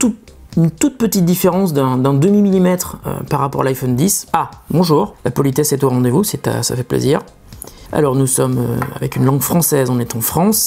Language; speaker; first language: French; native; French